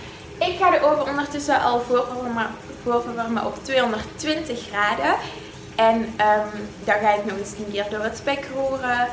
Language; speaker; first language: Dutch; native; Dutch